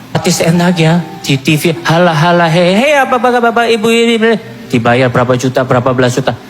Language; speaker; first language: Indonesian; non-native, fluent; Korean